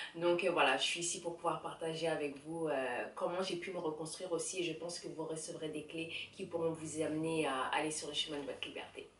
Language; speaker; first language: French; native; French